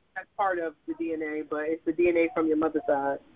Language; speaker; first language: English; early bilingual, other home language; Krio